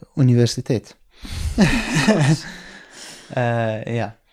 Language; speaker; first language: German; non-native, fluent; Persian